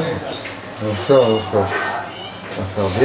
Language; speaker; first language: French; non-native, learner; Arabic